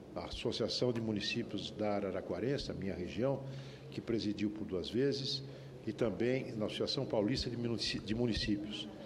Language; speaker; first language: Portuguese; native; Portuguese